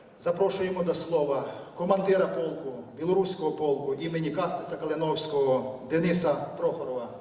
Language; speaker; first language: Ukrainian; native; Ukrainian